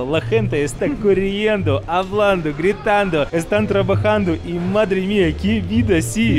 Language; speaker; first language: Spanish; non-native, fluent; Russian